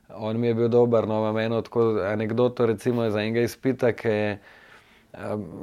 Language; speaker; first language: Slovenian; native; Slovenian